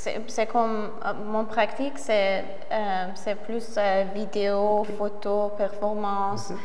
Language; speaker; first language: French; non-native, learner; Persian